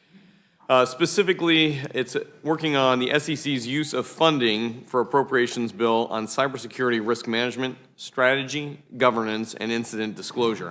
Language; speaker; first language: English; native; English